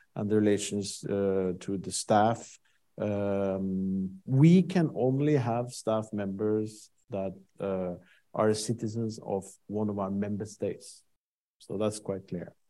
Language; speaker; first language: English; non-native, fluent; Norwegian